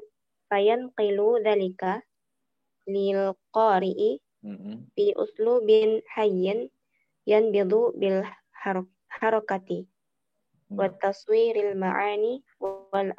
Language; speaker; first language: Arabic; non-native, learner; Indonesian